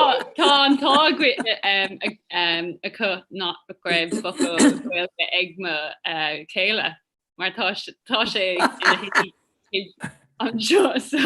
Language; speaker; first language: Irish; non-native, local second language; English